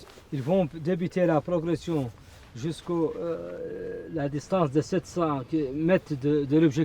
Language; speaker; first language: French; non-native, local second language; Arabic